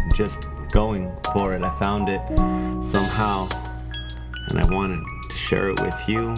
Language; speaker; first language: English; early bilingual, other home language; Spanish